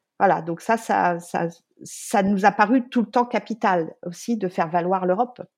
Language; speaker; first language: French; native; French